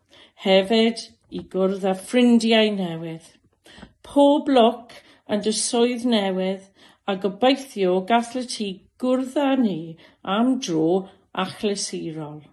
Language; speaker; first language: Welsh; non-native, learner; English